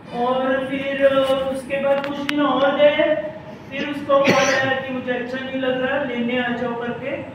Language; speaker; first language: Hindi; non-native, local second language; Marathi